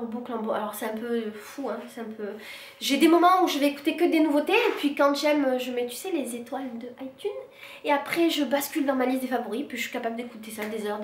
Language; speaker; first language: French; native; French